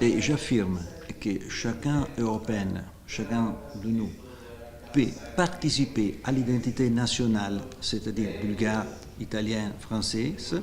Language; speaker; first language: French; non-native, fluent; Italian